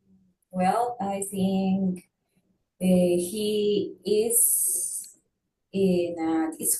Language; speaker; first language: English; non-native, learner; Spanish